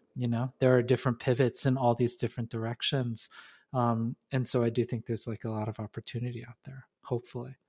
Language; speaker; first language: English; native; English